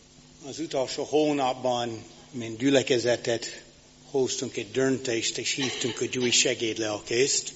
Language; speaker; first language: Hungarian; non-native, fluent; English